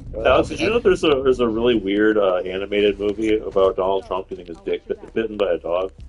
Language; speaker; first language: English; native; English